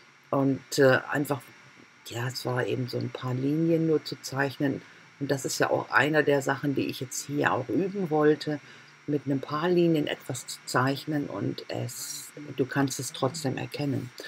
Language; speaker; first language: German; native; German